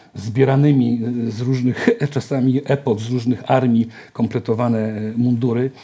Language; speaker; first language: Polish; native; Polish